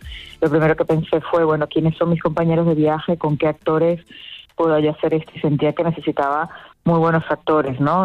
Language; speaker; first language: Spanish; native; Spanish